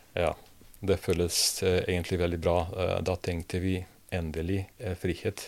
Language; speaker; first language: Norwegian; non-native, fluent; Serbian